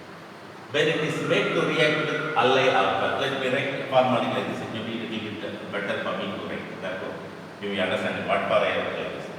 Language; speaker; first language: English; non-native, local second language; Tamil